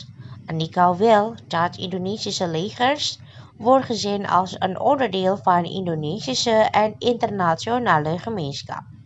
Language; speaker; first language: Dutch; non-native, fluent; Indonesian